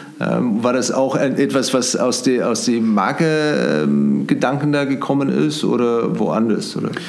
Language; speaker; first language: German; non-native, fluent; English